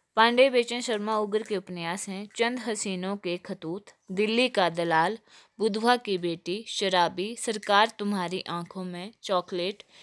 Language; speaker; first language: Hindi; native; Hindi